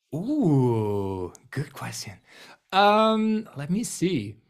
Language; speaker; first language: English; non-native, fluent; Dutch